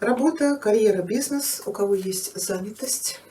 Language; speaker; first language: Russian; native; Russian